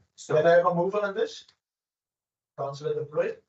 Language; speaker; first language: English; non-native, local second language; Afrikaans